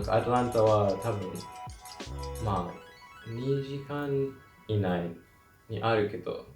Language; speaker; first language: Japanese; non-native, learner; English